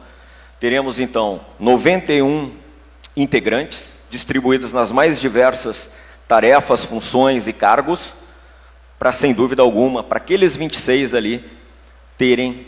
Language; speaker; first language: Portuguese; native; Portuguese